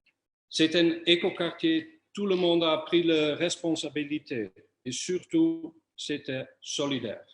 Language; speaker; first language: French; non-native, fluent; Dutch